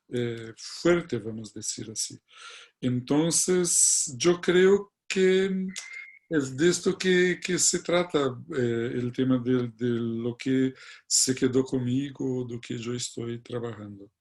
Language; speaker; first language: Spanish; non-native, fluent; Portuguese